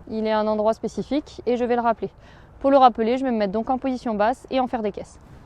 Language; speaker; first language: French; native; French